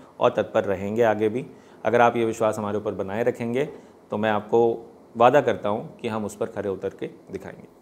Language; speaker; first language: Hindi; native; Hindi